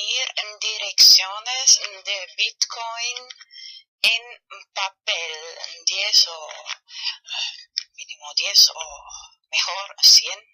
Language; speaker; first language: Spanish; non-native, fluent; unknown